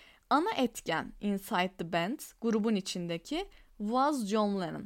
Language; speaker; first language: English; non-native, fluent; Turkish